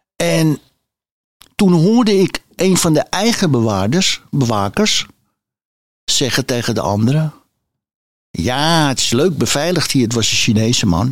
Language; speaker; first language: Dutch; native; Dutch